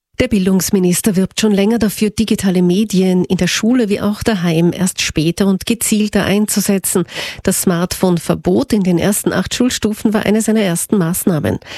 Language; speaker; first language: German; native; German